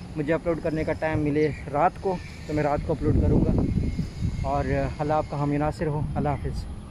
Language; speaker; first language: Urdu; non-native, local second language; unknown